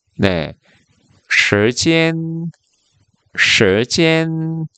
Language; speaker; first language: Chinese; non-native, fluent; Korean